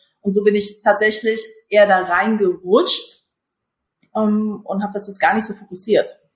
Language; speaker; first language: German; early bilingual, other home language; Russian